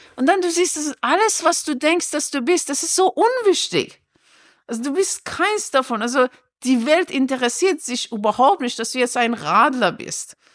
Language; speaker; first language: German; non-native, fluent; Persian